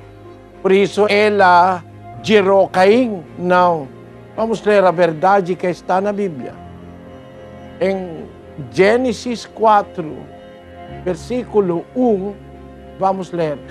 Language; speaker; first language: Portuguese; non-native, learner; Filipino